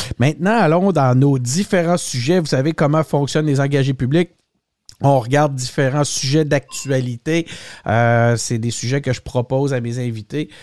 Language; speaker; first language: French; native; French